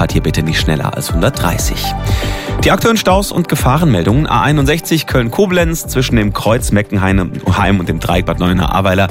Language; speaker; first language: German; native; German